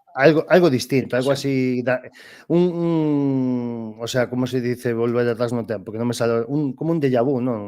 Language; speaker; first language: Spanish; non-native, local second language; Galician